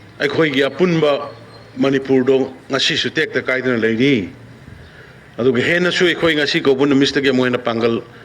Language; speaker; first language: Manipuri; native; Manipuri